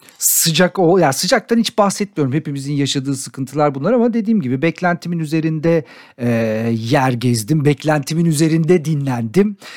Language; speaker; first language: Turkish; native; Turkish